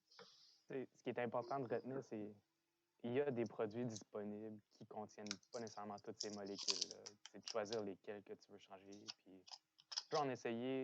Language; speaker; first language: French; native; French